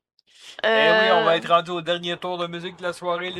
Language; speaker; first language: French; native; French